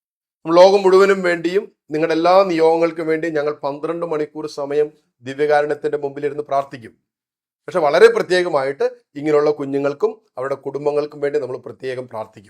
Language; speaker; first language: Malayalam; native; Malayalam